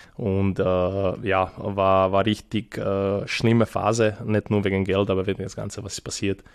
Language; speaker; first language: German; non-native, fluent; Serbian